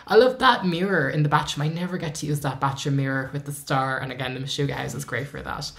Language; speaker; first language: English; native; English